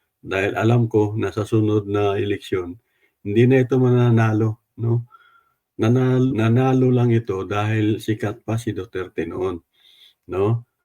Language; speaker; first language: Filipino; non-native, local second language; Cebuano